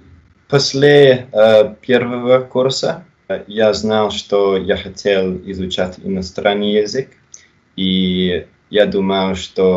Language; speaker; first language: Russian; non-native, learner; English